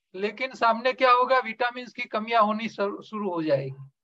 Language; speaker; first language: Hindi; non-native, local second language; Gujarati